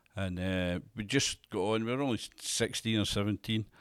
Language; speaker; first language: English; native; English